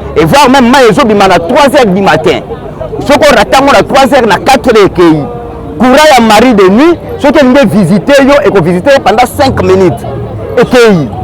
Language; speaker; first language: Lingala; native; Lingala